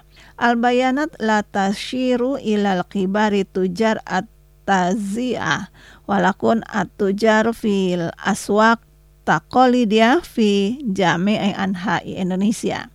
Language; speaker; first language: Arabic; non-native, fluent; Indonesian